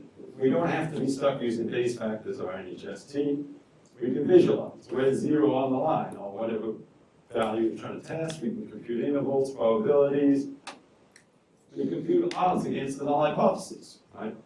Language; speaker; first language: English; native; English